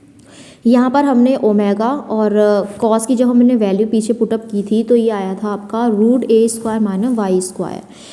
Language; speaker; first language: Hindi; native; Hindi